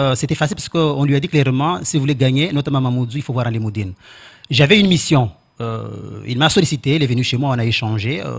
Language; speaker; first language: French; non-native, local second language; Comorian